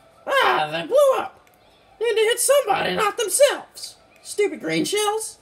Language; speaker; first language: English; native; English